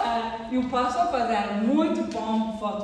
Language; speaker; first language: Portuguese; non-native, learner; English